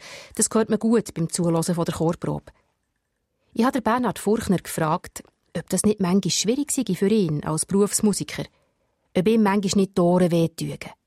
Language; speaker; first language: German; native; German